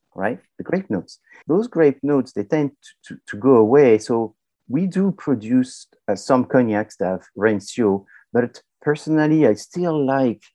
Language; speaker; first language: English; non-native, fluent; French